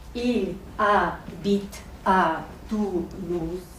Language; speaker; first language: French; non-native, learner; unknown